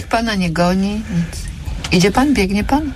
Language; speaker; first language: Polish; native; Polish